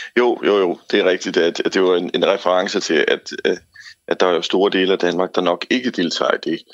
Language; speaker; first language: Danish; native; Danish